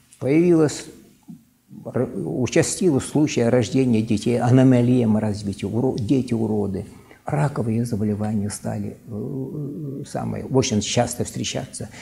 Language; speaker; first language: Russian; non-native, local second language; Yakut